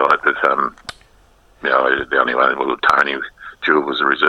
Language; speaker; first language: English; native; English